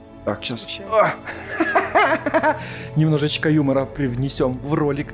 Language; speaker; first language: Russian; native; Russian